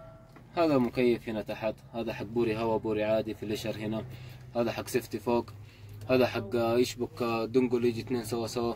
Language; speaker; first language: Arabic; non-native, learner; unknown